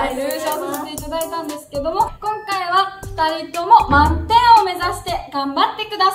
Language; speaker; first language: Japanese; native; Japanese